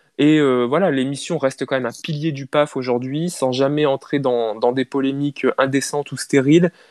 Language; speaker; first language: French; native; French